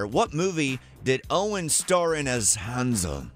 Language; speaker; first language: English; native; English